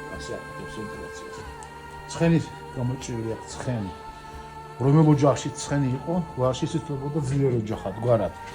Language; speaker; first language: Georgian; non-native, local second language; Svan